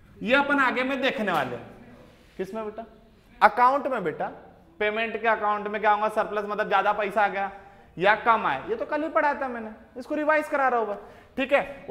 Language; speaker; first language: Hindi; native; Hindi